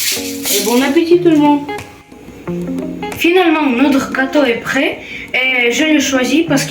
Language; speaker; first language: French; non-native, learner; Ukrainian